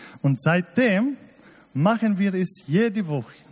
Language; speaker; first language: German; non-native, fluent; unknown